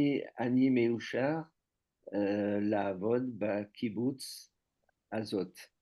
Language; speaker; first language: Hebrew; non-native, learner; French